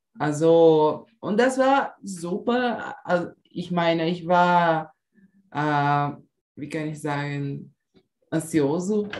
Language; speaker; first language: German; non-native, learner; Portuguese